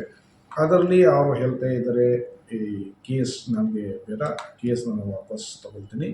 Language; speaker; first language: Kannada; non-native, fluent; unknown